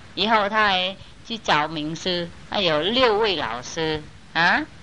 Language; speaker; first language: Chinese; non-native, fluent; Vietnamese